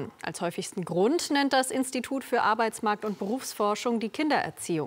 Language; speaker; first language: German; native; German